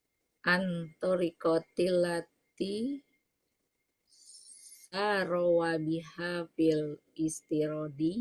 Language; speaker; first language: Arabic; non-native, learner; Indonesian